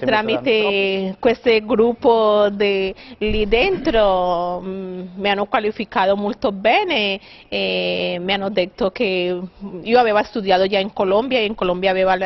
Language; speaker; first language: Italian; non-native, fluent; Spanish